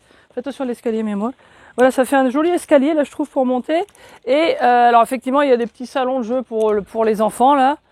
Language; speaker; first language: French; native; French